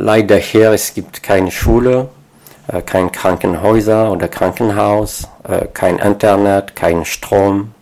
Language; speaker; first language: German; non-native, fluent; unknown